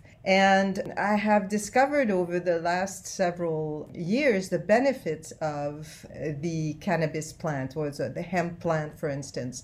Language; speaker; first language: English; non-native, fluent; French